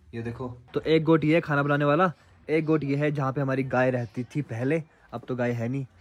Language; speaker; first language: Hindi; native; Hindi